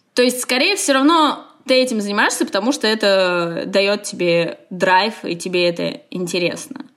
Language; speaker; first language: Russian; native; Russian